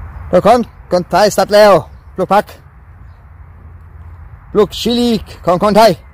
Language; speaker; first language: Thai; non-native, learner; Greek